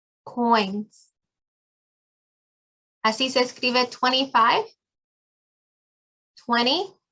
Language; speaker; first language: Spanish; early bilingual, heritage; Spanish